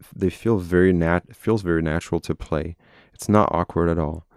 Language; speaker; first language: English; non-native, fluent; French